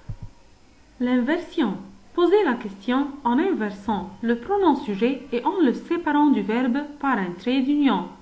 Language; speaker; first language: French; non-native, fluent; Arabic